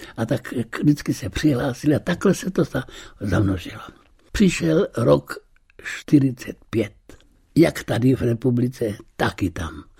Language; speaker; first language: Czech; early bilingual, heritage; Czech